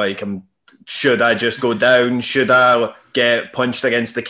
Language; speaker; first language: English; native; English